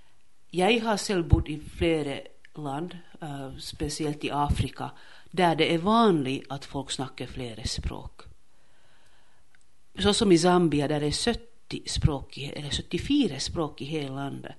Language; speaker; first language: Swedish; non-native, local second language; Finnish